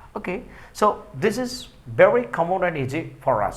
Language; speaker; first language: English; non-native, local second language; Bangla